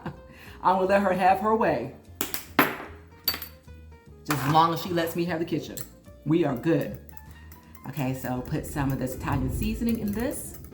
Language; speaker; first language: English; native; English